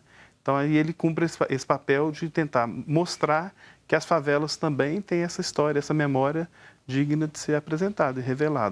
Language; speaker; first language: Portuguese; native; Portuguese